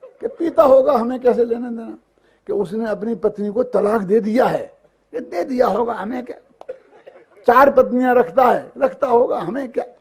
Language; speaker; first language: Hindi; native; Hindi